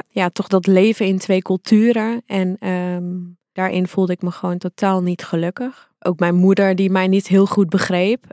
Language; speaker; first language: Dutch; early bilingual, other home language; Arabic